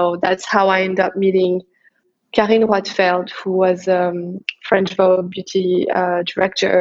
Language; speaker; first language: English; non-native, fluent; French